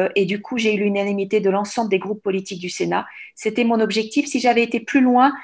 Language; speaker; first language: French; native; French